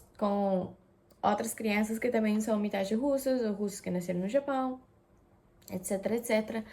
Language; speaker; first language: Portuguese; non-native, fluent; Japanese